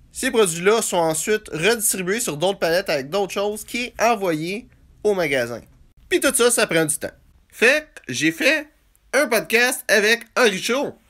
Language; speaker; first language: French; native; French